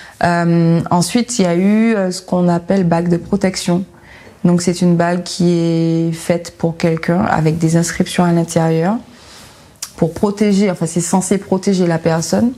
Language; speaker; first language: French; native; French